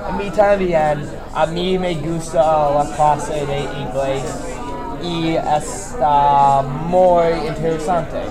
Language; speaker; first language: Spanish; non-native, learner; English